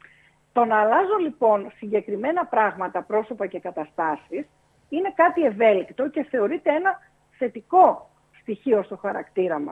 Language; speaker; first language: Greek; native; Greek